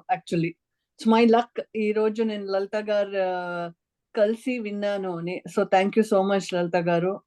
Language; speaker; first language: Telugu; non-native, learner; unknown